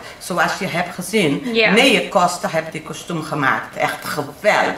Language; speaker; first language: Dutch; non-native, learner; Portuguese